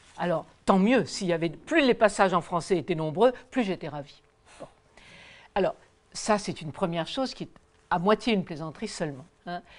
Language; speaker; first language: French; native; French